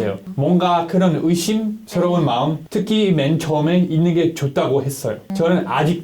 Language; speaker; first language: Korean; non-native, learner; English